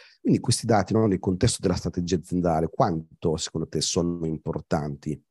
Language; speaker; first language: Italian; native; Italian